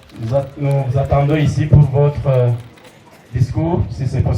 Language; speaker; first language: French; non-native, local second language; Rundi